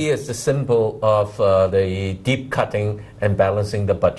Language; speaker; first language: English; non-native, local second language; Cantonese